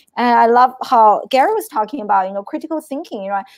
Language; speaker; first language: English; non-native, fluent; Chinese